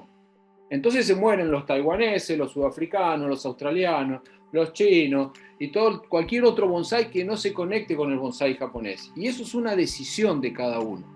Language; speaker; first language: Spanish; native; Spanish